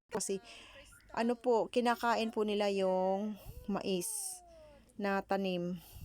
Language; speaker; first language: Filipino; non-native, local second language; Cebuano